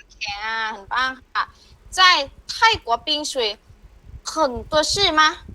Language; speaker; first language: Chinese; non-native, learner; Thai